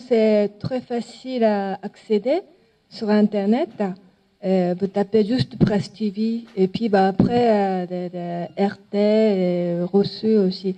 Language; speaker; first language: French; non-native, learner; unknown